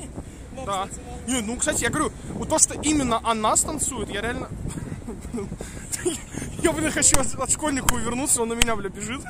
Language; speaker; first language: Russian; native; Russian